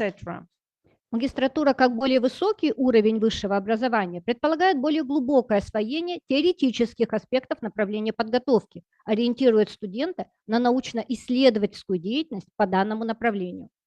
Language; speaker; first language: Russian; native; Russian